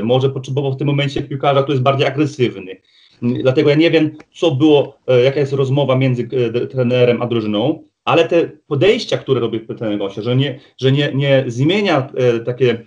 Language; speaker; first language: Polish; early bilingual, heritage; Polish